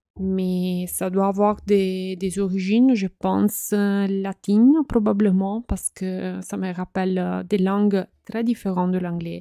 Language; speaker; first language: French; non-native, fluent; Italian